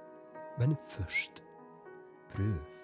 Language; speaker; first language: Norwegian; non-native, fluent; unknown